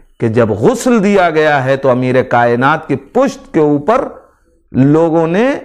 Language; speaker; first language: Hindi; native; Hindi